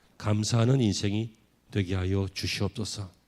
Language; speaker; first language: Korean; native; Korean